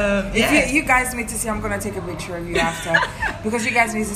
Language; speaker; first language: English; non-native, fluent; Seselwa Creole French